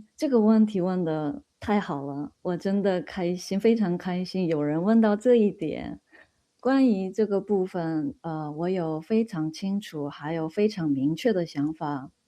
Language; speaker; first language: Chinese; non-native, fluent; Korean